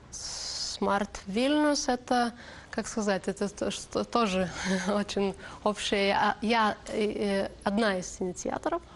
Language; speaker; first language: Russian; non-native, learner; Lithuanian